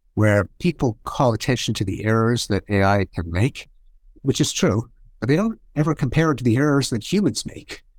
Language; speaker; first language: English; native; English